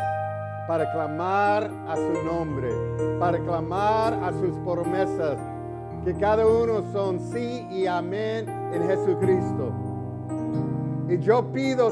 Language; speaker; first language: Spanish; early bilingual, heritage; English